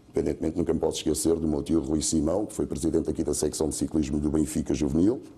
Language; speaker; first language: Portuguese; native; Portuguese